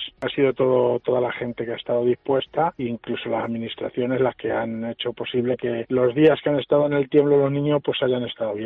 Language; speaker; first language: Spanish; native; Spanish